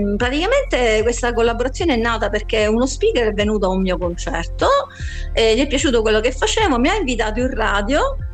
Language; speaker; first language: Italian; native; Italian